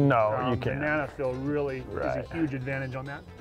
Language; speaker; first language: English; native; English